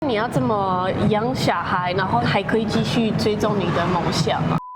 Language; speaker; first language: Chinese; native; Chinese